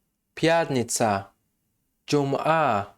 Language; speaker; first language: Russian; non-native, fluent; Tajik